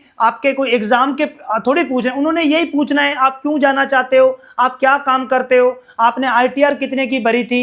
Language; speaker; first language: Hindi; native; Hindi